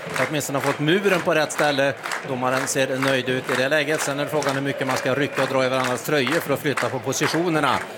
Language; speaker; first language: Swedish; native; Swedish